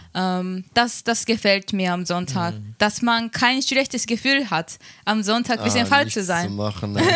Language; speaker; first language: German; non-native, fluent; Japanese